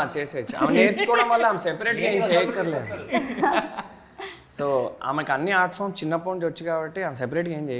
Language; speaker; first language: Telugu; native; Telugu